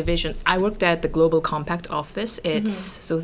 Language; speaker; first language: English; non-native, fluent; Korean